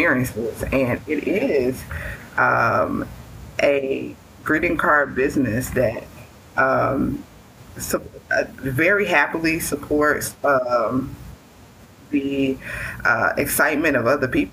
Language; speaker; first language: English; native; English